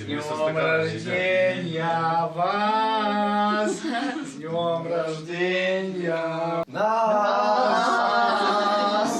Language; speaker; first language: Russian; native; Russian